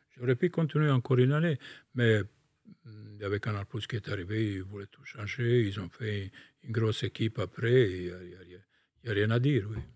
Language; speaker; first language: French; non-native, fluent; Bosnian